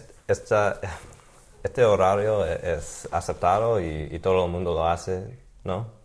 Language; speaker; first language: Spanish; non-native, fluent; English